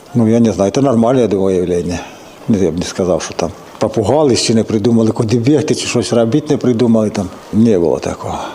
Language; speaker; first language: Ukrainian; native; Ukrainian